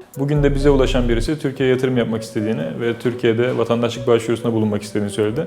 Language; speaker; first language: Turkish; native; Turkish